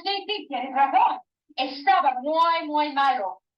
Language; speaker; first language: Spanish; non-native, learner; English